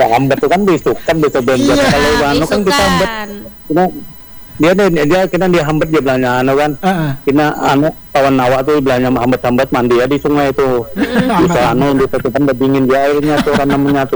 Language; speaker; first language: Indonesian; non-native, local second language; Banjar